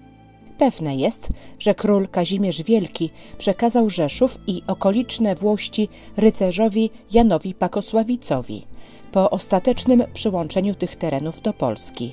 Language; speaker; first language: Polish; native; Polish